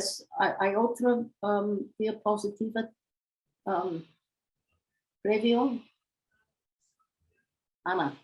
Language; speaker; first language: Spanish; non-native, learner; English